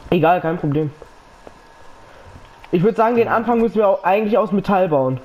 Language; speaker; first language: German; native; German